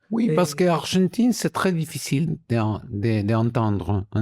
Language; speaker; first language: French; non-native, learner; Spanish